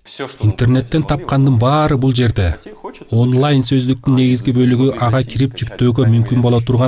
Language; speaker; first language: Kyrgyz; non-native, fluent; Russian